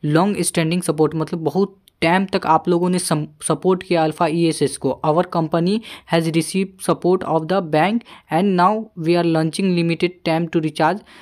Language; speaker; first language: Hindi; native; Hindi